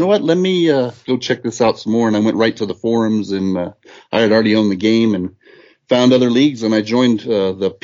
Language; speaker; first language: English; native; English